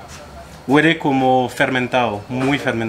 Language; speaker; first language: Spanish; non-native, learner; French